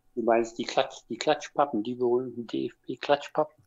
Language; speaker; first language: German; native; German